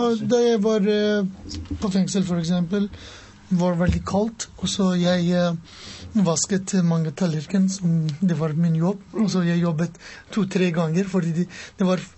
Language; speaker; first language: Norwegian; non-native, learner; Persian